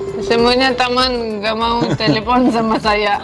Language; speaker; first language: Indonesian; non-native, learner; Russian